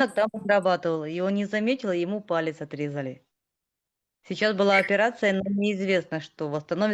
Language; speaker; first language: Russian; native; Russian